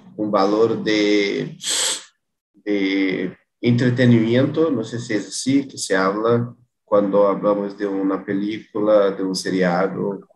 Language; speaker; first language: Spanish; non-native, learner; Portuguese